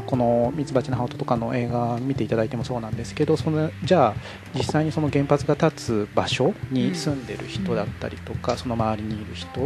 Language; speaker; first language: Japanese; native; Japanese